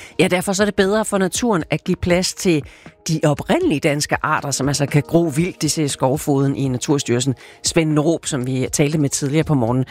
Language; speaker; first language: Danish; native; Danish